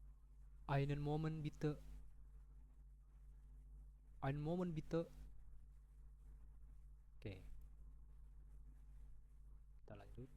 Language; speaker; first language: German; non-native, fluent; Indonesian